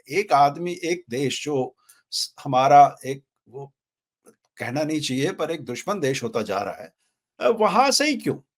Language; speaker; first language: Hindi; native; Hindi